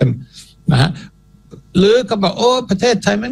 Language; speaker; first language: Thai; non-native, fluent; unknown